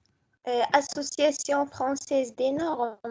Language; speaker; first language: French; non-native, local second language; Arabic